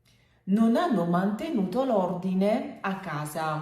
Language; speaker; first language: Italian; non-native, fluent; Georgian